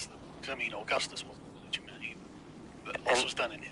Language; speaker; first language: English; native; English